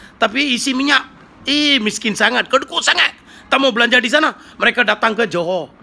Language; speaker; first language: Malay; non-native, local second language; Tamil